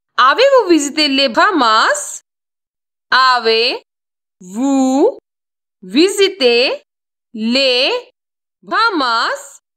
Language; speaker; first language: French; non-native, fluent; Hindi